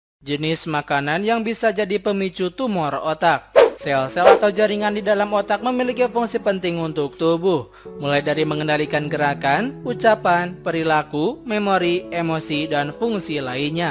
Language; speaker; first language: Indonesian; native; Indonesian